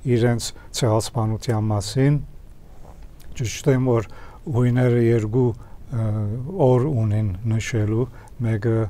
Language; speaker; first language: Armenian; early bilingual, heritage; Armenian